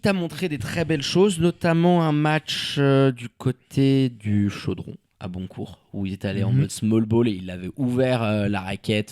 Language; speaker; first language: French; native; French